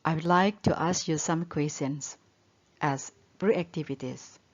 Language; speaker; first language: English; non-native, learner; Indonesian